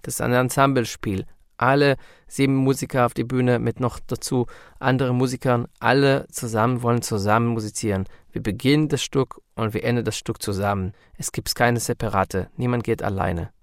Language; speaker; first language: German; non-native, learner; Hebrew